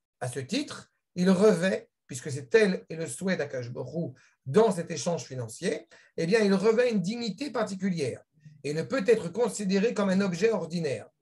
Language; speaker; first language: French; native; French